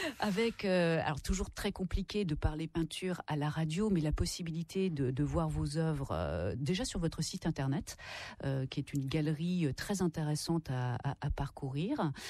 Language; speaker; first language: French; native; French